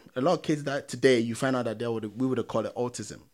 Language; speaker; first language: English; non-native, local second language; Akan